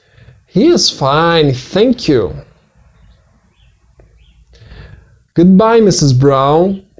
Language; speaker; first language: English; non-native, fluent; Portuguese